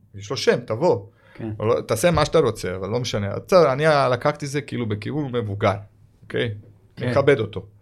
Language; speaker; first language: Hebrew; non-native, fluent; Croatian